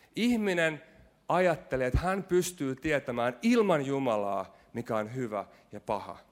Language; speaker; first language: Finnish; native; Finnish